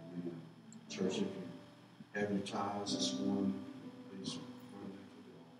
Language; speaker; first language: English; native; English